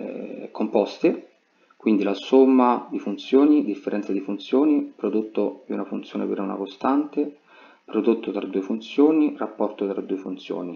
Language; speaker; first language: Italian; native; Italian